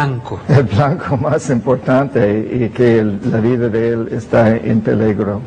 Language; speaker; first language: Spanish; non-native, fluent; English